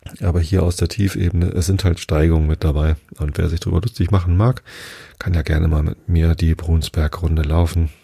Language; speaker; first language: German; native; German